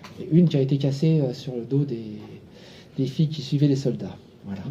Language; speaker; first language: French; native; French